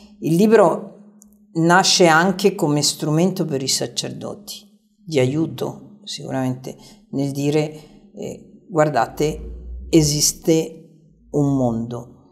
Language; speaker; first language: Italian; native; Italian